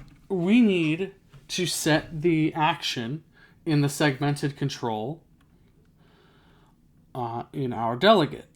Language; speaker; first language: English; native; English